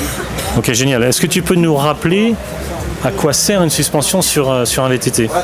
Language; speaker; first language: French; native; French